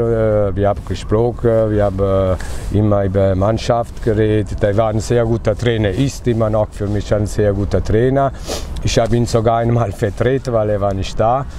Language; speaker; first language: German; non-native, fluent; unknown